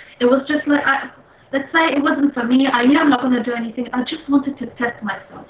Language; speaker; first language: English; non-native, fluent; Polish